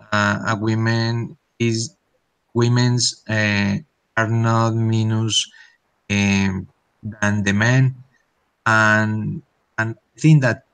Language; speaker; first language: English; non-native, learner; Spanish